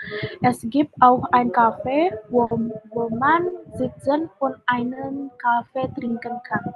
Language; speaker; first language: German; non-native, learner; Indonesian